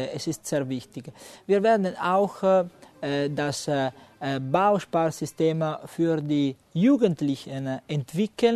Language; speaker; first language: German; non-native, local second language; Italian